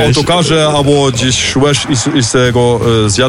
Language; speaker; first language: Polish; early bilingual, heritage; Polish